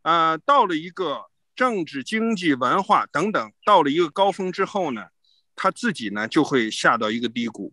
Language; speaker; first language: Chinese; native; Chinese